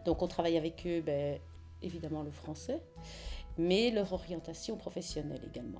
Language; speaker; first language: French; native; French